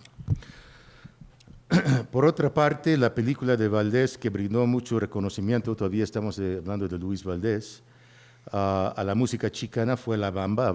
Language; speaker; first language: Spanish; early bilingual, heritage; Spanish